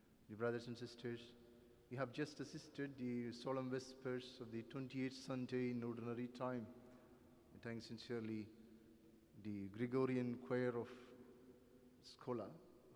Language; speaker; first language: English; non-native, fluent; French